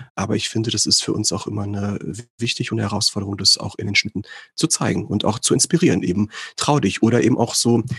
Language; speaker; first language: German; early bilingual, other home language; Greek